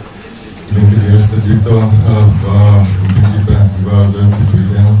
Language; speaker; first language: German; non-native, learner; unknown